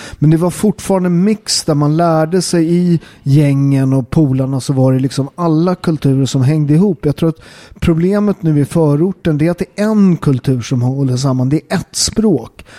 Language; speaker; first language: Swedish; native; Swedish